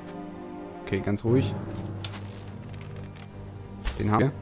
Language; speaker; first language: German; native; German